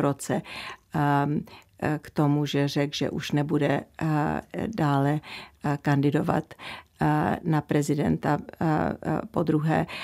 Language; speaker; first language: Czech; early bilingual, heritage; Czech